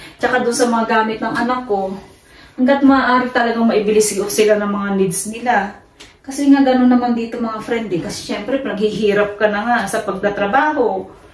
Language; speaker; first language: Filipino; native; Filipino